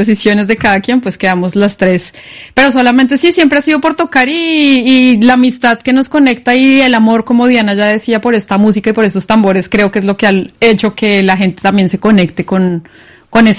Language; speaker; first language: Spanish; native; Spanish